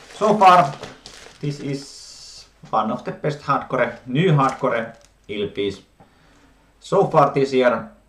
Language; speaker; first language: English; non-native, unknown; Finnish